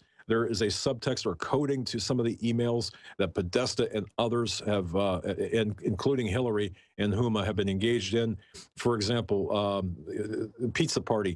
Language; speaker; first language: English; native; English